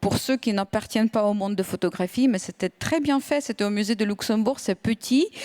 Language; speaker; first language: French; non-native, fluent; Ukrainian